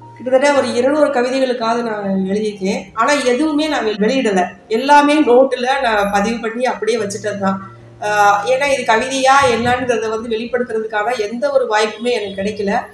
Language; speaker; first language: Tamil; native; Tamil